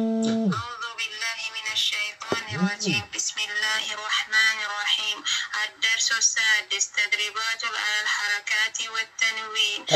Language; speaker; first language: Arabic; non-native, learner; Amharic